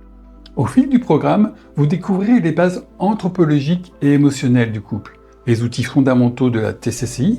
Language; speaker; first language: French; native; French